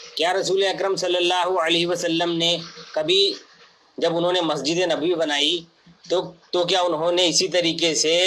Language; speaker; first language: Urdu; native; Urdu